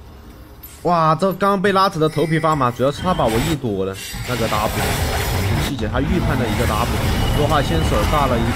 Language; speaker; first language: Chinese; native; Chinese